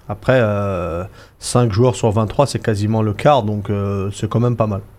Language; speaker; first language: French; native; French